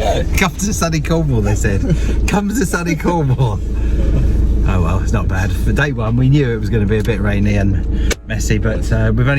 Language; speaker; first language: English; native; English